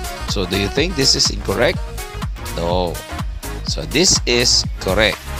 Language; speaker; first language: English; non-native, local second language; Filipino